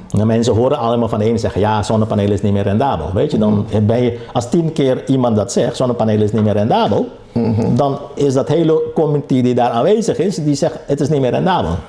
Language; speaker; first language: Dutch; early bilingual, other home language; Caribbean Hindustani